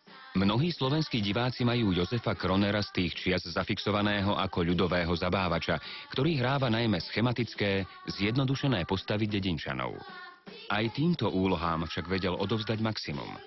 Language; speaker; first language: Slovak; native; Slovak